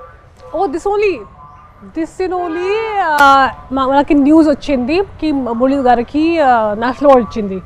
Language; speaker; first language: Telugu; non-native, fluent; Hindi